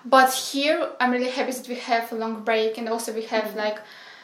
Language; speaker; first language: English; non-native, fluent; Ukrainian